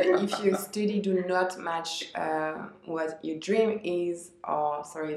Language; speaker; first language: English; non-native, fluent; French